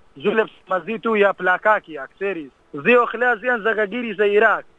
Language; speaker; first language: Greek; non-native, learner; Kurdish